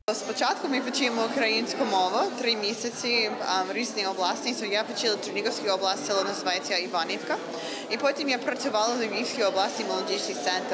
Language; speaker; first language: Ukrainian; non-native, learner; English